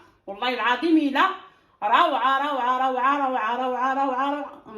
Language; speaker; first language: Arabic; native; Arabic